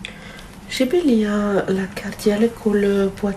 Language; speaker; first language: French; non-native, learner; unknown